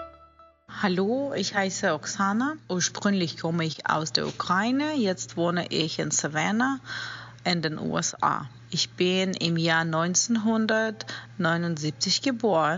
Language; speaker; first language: German; non-native, fluent; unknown